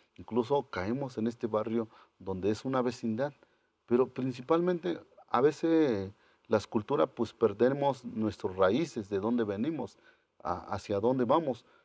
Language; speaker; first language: Spanish; non-native, local second language; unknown